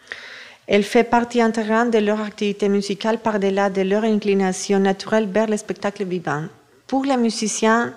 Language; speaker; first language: French; non-native, fluent; Spanish